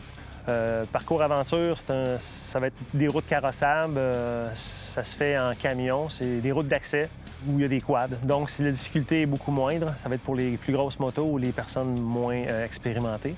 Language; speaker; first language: French; native; French